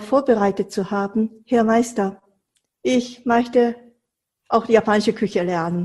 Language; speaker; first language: German; non-native, fluent; Japanese